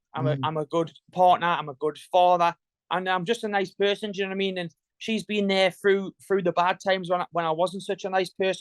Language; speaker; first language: English; native; English